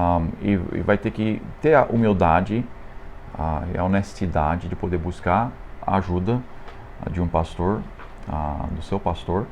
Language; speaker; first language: Portuguese; non-native, fluent; English